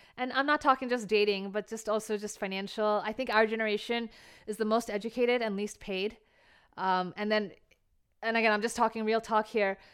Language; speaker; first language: English; early bilingual, other home language; Bangla